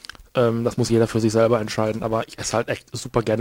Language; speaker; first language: German; native; German